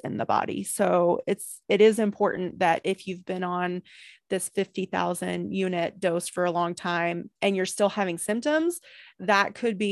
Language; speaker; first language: English; native; English